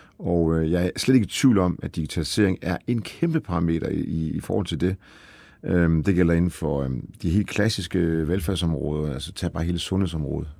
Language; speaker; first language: Danish; early bilingual, other home language; Polish